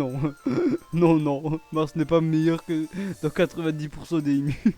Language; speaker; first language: French; native; French